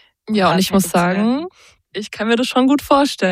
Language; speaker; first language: German; native; German